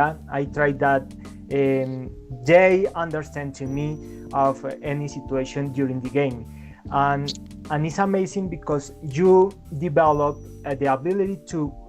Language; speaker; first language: English; non-native, learner; Spanish